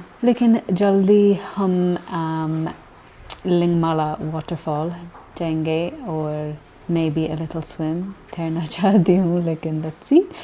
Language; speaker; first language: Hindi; non-native, learner; English